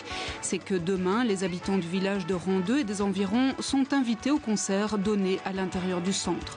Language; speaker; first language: French; native; French